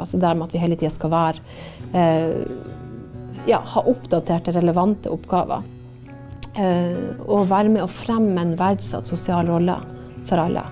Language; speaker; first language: Norwegian; native; Norwegian